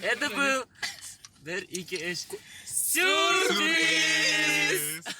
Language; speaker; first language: Russian; non-native, local second language; Tatar